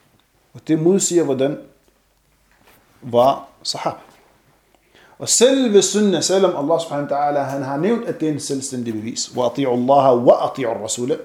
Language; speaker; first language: Danish; non-native, fluent; Arabic